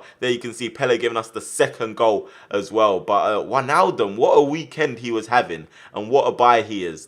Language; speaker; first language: English; native; English